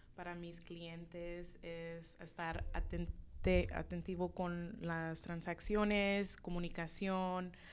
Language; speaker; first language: Spanish; early bilingual, other home language; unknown